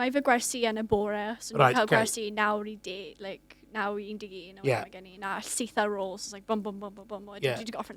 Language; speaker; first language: Welsh; non-native, local second language; English